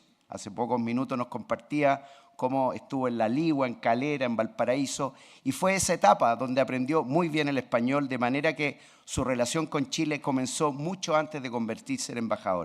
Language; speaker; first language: Spanish; native; Spanish